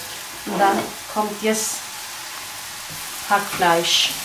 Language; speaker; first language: German; non-native, learner; Kurdish